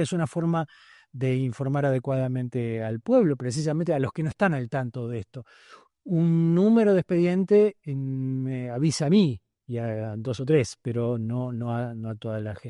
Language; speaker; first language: Spanish; native; Spanish